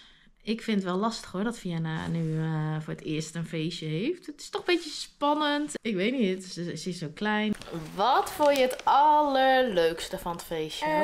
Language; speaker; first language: Dutch; native; Dutch